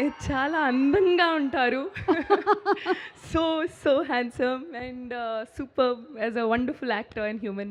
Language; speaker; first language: Telugu; non-native, learner; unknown